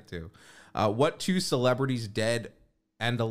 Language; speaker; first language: English; native; English